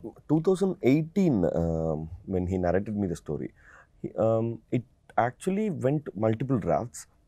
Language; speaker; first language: Telugu; non-native, local second language; Tamil